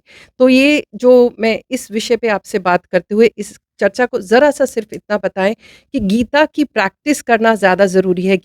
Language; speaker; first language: Hindi; native; Hindi